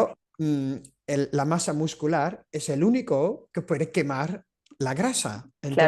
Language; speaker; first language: Spanish; non-native, fluent; Dutch